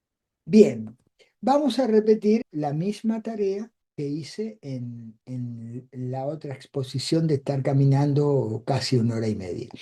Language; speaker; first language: Spanish; native; Spanish